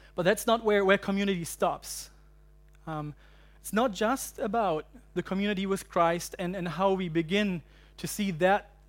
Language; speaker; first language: English; non-native, fluent; German